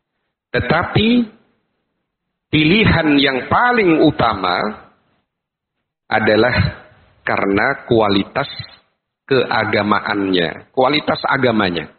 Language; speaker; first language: Indonesian; native; Indonesian